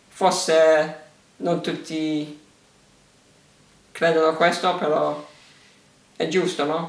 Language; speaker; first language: Italian; early bilingual, heritage; English